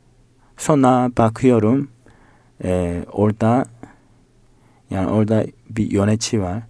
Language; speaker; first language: Turkish; non-native, learner; Korean